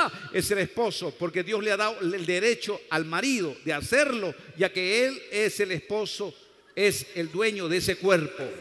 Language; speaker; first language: Spanish; native; Spanish